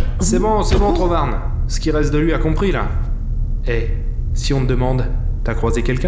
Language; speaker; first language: French; native; French